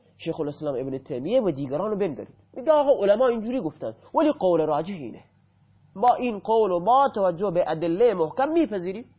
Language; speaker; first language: Persian; native; Persian